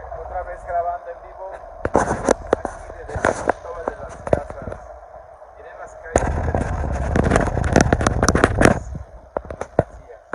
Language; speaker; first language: Spanish; native; Spanish